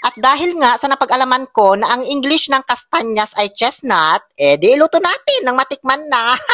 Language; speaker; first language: Filipino; non-native, local second language; Pangasinan